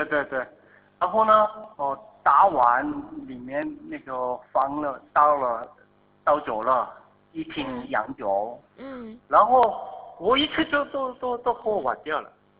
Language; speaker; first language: Chinese; non-native, fluent; Korean